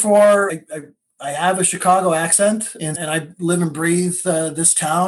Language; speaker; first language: English; native; English